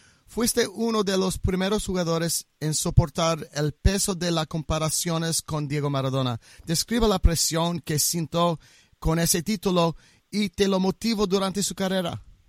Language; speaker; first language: Spanish; non-native, learner; English